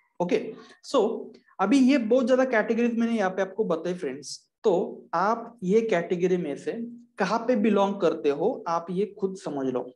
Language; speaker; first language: Hindi; non-native, local second language; Marathi